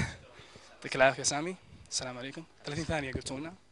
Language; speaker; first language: Arabic; native; Arabic